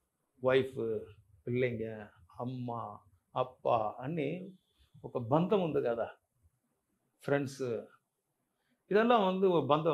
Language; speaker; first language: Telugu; non-native, learner; Tamil